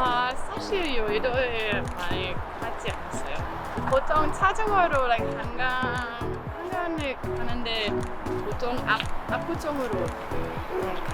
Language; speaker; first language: Korean; non-native, learner; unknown